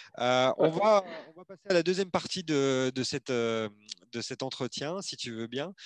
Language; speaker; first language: French; native; French